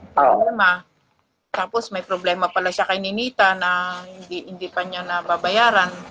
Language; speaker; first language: Filipino; native; Filipino